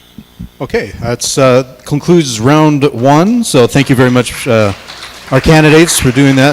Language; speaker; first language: English; native; English